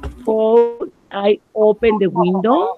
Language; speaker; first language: English; non-native, learner; Spanish